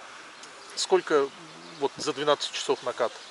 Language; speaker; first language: Russian; native; Russian